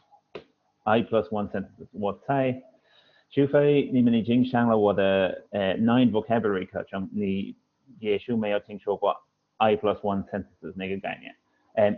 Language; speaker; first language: Chinese; non-native, fluent; English